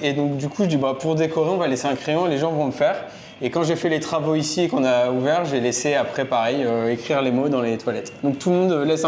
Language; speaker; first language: French; native; French